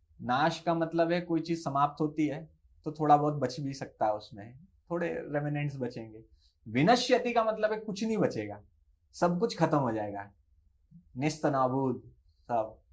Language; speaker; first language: Hindi; native; Hindi